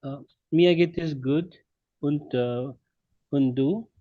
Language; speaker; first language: German; non-native, learner; Hindi